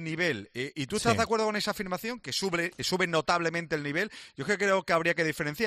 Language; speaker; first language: Spanish; native; Spanish